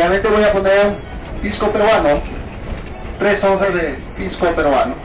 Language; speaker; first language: Spanish; native; Spanish